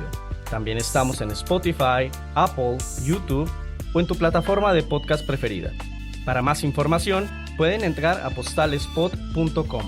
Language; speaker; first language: Spanish; native; Spanish